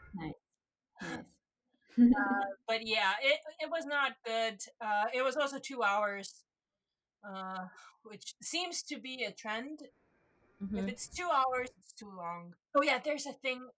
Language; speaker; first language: English; non-native, fluent; Estonian